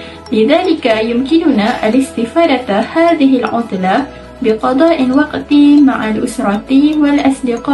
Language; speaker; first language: Arabic; non-native, learner; Malay